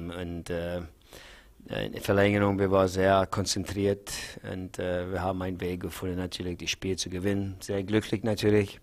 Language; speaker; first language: German; non-native, learner; English